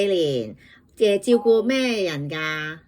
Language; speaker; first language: Cantonese; native; Cantonese